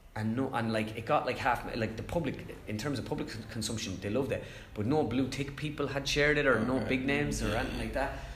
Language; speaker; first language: English; native; English